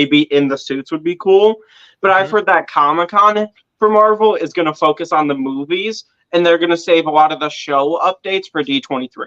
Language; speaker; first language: English; native; English